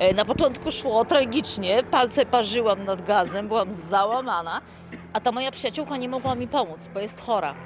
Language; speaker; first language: Polish; native; Polish